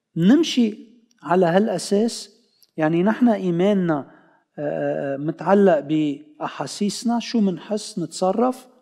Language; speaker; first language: Arabic; non-native, local second language; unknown